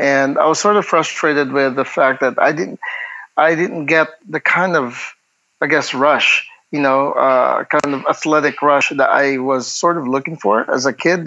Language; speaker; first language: English; non-native, local second language; Hiligaynon